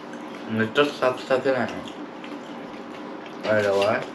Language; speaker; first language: Japanese; early bilingual, other home language; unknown